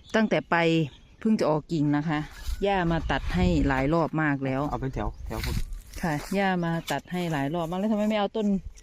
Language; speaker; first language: Thai; non-native, local second language; Lao